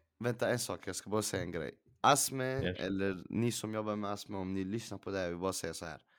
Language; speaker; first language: Swedish; early bilingual, other home language; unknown